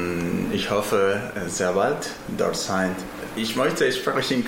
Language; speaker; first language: German; non-native, learner; Spanish